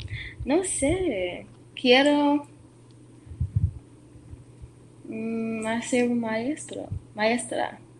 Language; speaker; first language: Spanish; non-native, learner; English